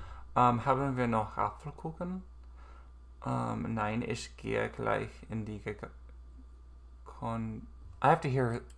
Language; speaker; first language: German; non-native, learner; English